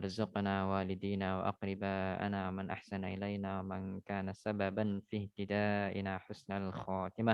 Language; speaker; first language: Arabic; non-native, fluent; Indonesian